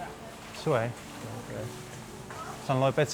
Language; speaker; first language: Thai; non-native, learner; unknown